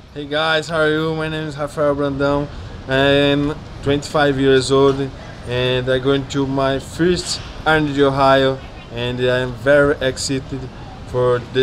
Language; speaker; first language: English; non-native, learner; Portuguese